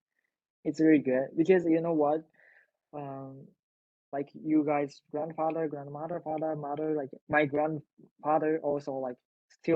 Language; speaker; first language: English; non-native, learner; Japanese